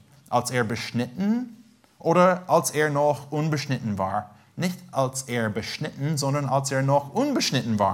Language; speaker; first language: German; non-native, fluent; English